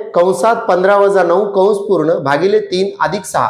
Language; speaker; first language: Hindi; non-native, local second language; Marathi